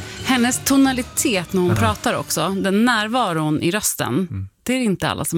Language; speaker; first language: Swedish; native; Swedish